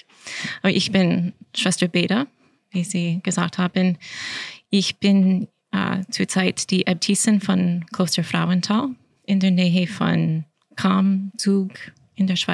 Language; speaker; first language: German; non-native, fluent; English